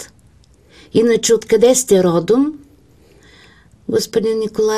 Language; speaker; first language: Bulgarian; native; Bulgarian